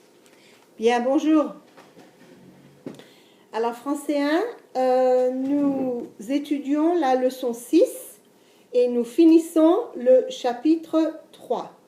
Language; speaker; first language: French; non-native, fluent; English